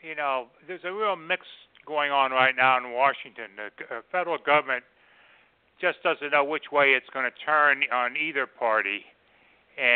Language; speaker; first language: English; native; English